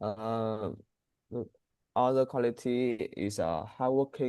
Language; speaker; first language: English; non-native, learner; Vietnamese